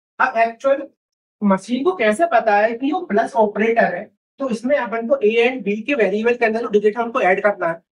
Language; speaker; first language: Hindi; native; Hindi